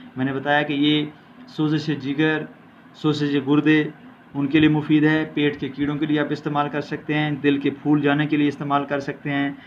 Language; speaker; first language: Urdu; non-native, local second language; Punjabi